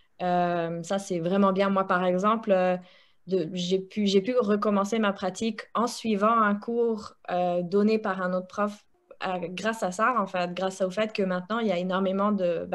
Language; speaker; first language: French; native; French